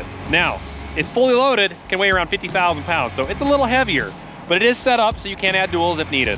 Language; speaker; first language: English; native; English